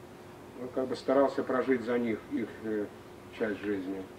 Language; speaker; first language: Russian; native; Russian